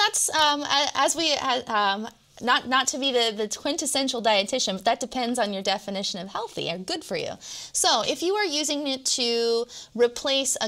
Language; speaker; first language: English; native; English